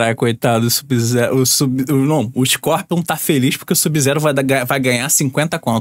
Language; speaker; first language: Portuguese; native; Portuguese